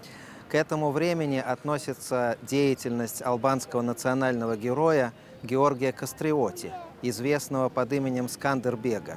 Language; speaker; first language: Russian; native; Russian